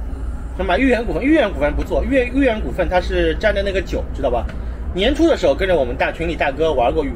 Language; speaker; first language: Chinese; native; Chinese